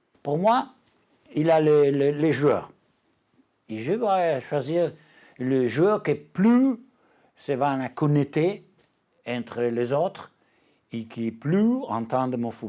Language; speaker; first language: French; non-native, learner; Italian